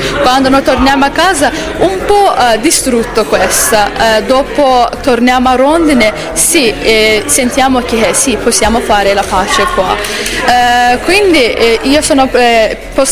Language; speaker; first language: Italian; non-native, learner; Azerbaijani